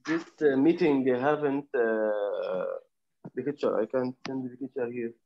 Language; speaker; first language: English; non-native, learner; Arabic